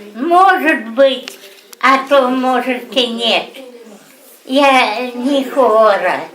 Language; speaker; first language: Russian; native; Russian